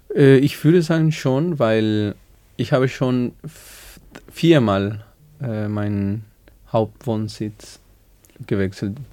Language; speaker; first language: German; non-native, learner; Spanish